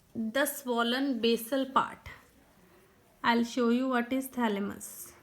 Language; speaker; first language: English; non-native, local second language; Punjabi